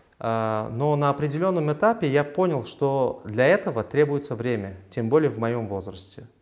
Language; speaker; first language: Russian; non-native, local second language; Uzbek